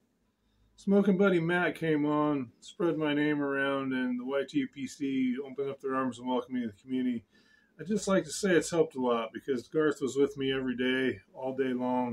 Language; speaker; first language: English; native; English